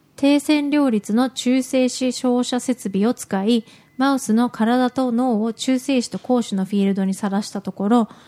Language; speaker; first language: Japanese; native; Japanese